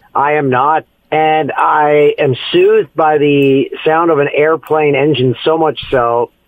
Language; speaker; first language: English; native; English